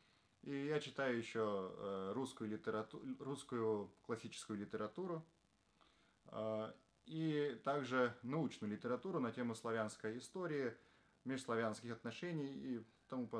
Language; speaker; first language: Russian; non-native, fluent; Slovenian